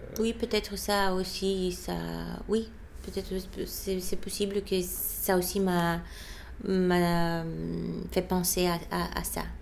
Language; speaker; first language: French; non-native, fluent; Bulgarian